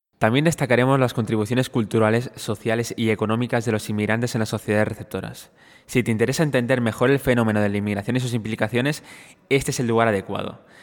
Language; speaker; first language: Spanish; early bilingual, other home language; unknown